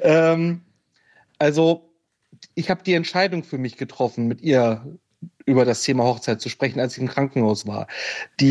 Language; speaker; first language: German; native; German